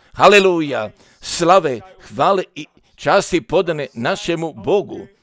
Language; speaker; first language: Croatian; early bilingual, heritage; Croatian